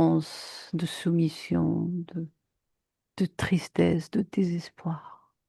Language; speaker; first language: French; native; French